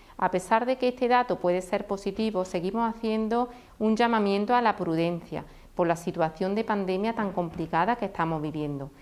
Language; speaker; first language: Spanish; native; Spanish